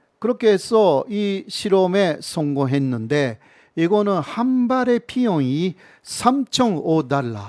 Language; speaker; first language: Korean; non-native, fluent; Japanese